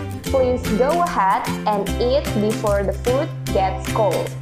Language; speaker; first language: English; non-native, fluent; Indonesian